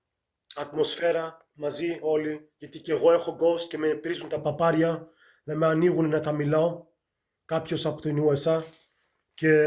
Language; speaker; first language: Greek; early bilingual, heritage; Greek